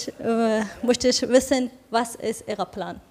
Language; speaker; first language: German; non-native, fluent; Persian